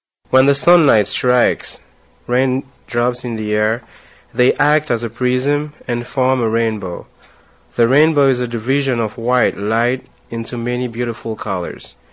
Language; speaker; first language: English; non-native, fluent; Haitian Creole